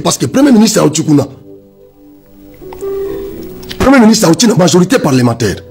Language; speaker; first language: French; non-native, local second language; Lingala